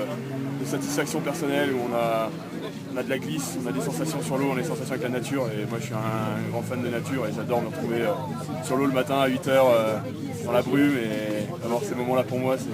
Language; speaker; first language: French; native; French